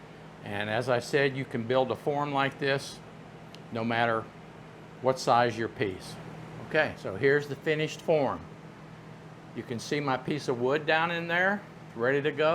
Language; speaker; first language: English; native; English